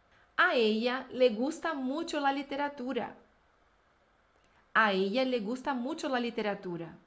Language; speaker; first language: Spanish; non-native, fluent; Portuguese